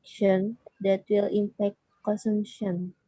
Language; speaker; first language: English; non-native, learner; Indonesian